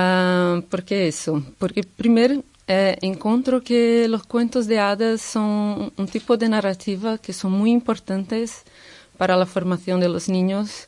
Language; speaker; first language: Spanish; non-native, fluent; Portuguese